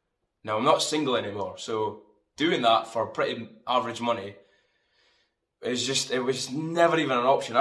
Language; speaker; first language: English; native; English